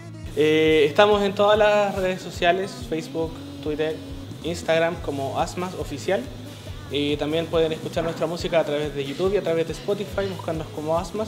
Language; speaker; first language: Spanish; native; Spanish